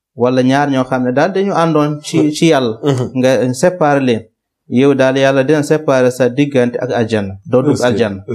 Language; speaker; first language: Wolof; non-native, local second language; Fula